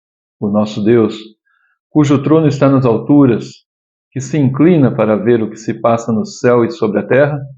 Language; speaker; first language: Portuguese; native; Portuguese